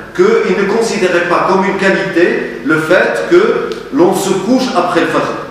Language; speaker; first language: French; non-native, local second language; Arabic